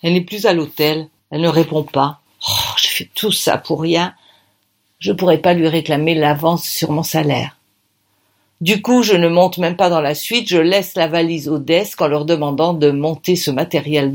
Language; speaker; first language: French; native; French